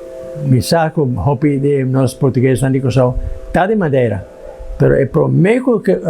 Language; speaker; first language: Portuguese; non-native, learner; Papiamento